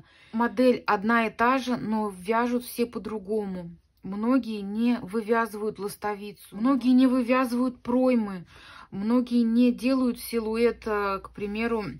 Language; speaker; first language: Russian; native; Russian